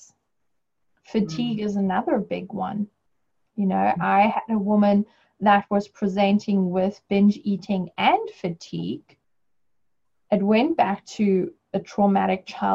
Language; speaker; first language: English; native; English